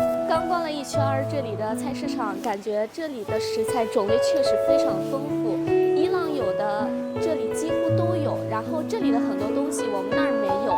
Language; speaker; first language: Chinese; non-native, fluent; Persian